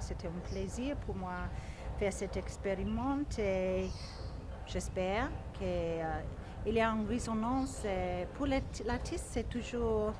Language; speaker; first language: French; non-native, fluent; English